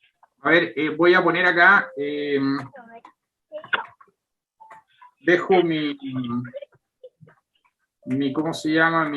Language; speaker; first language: Spanish; native; Spanish